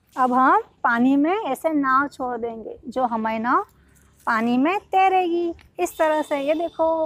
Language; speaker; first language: Hindi; non-native, local second language; Gujarati